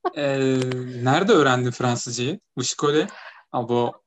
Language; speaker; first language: Turkish; native; Turkish